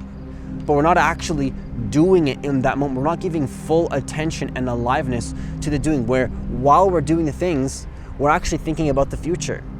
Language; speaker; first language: English; native; English